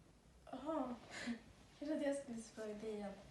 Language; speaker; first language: Swedish; early bilingual, other home language; Somali